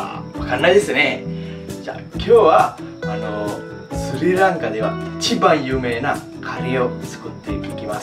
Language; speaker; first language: Japanese; non-native, fluent; Sinhala